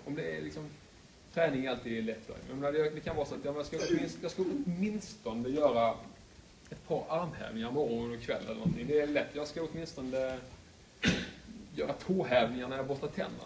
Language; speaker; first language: Swedish; native; Swedish